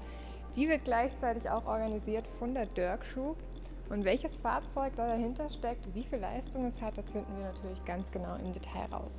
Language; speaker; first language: German; native; German